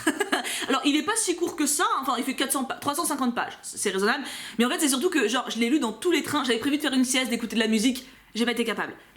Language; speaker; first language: French; native; French